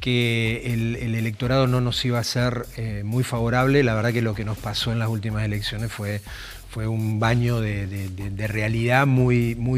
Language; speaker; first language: Spanish; native; Spanish